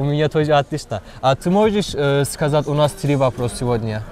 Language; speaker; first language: Russian; non-native, learner; Turkish